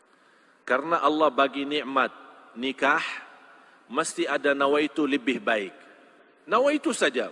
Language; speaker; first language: Indonesian; non-native, fluent; Arabic